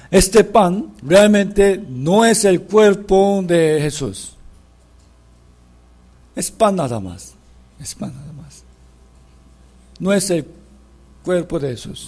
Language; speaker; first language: Spanish; non-native, fluent; Korean